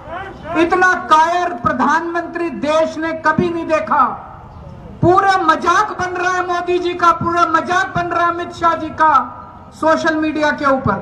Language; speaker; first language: Hindi; native; Hindi